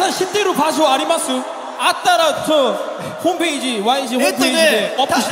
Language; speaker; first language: Japanese; non-native, fluent; Korean